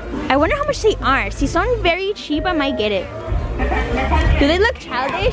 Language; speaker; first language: English; early bilingual, other home language; Spanish